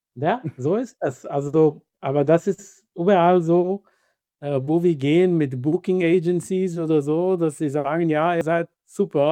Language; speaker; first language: German; non-native, fluent; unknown